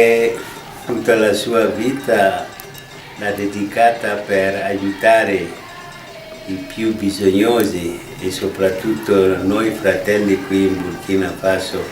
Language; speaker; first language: Italian; non-native, fluent; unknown